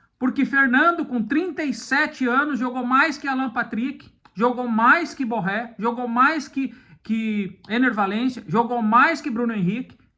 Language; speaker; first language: Portuguese; native; Portuguese